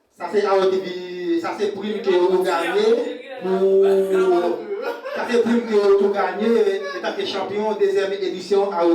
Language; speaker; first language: French; non-native, learner; Haitian Creole